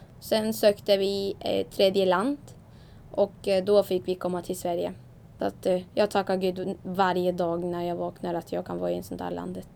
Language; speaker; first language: Swedish; non-native, fluent; Spanish